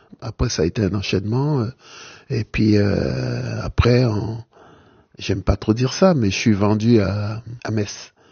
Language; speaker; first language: French; native; French